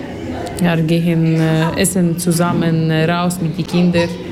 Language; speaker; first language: German; non-native, learner; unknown